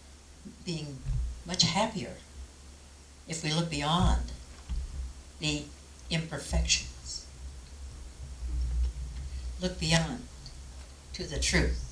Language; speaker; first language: English; native; English